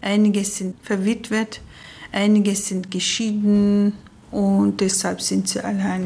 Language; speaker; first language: German; non-native, fluent; Turkish